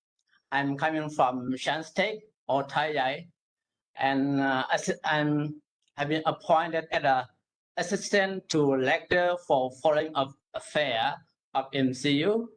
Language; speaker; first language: English; non-native, learner; Burmese